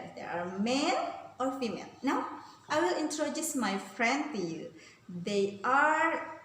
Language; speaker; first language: English; non-native, learner; Indonesian